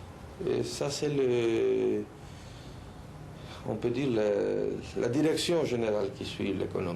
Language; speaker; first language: French; non-native, fluent; Spanish